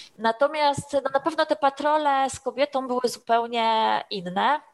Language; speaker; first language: Polish; native; Polish